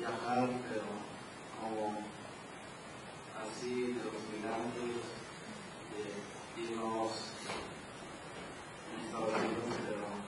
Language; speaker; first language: Spanish; non-native, local second language; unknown